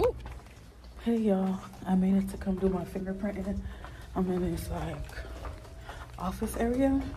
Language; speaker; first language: English; native; English